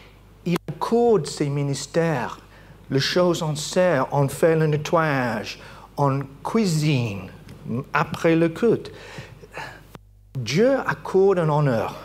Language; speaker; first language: French; non-native, fluent; English